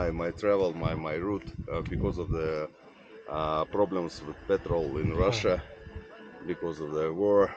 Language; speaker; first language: English; non-native, fluent; Russian